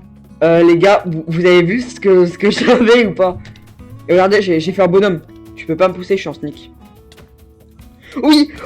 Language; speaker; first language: French; native; French